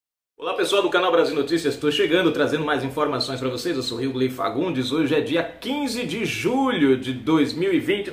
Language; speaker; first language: Portuguese; native; Portuguese